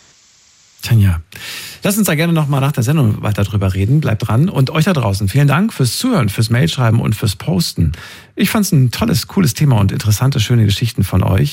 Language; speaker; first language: German; native; German